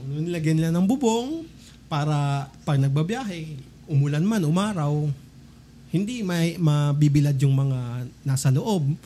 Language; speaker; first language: Filipino; native; Filipino